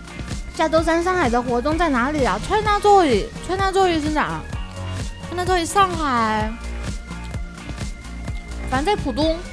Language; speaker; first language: Chinese; native; Chinese